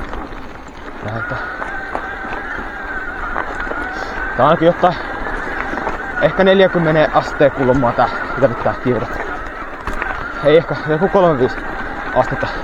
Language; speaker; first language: Finnish; native; Finnish